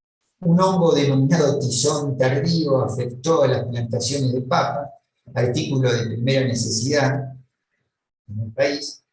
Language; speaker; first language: Spanish; native; Spanish